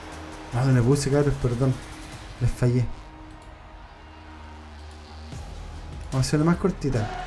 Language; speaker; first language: Spanish; native; Spanish